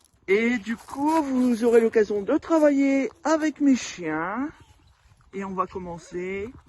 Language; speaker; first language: French; native; French